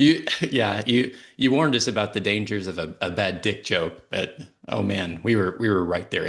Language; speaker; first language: English; native; English